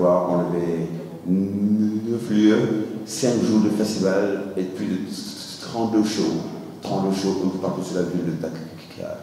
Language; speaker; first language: French; non-native, local second language; Wolof